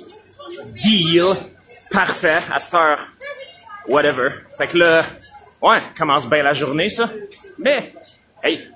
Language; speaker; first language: French; native; French